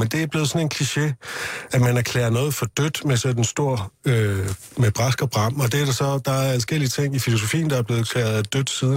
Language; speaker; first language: Danish; native; Danish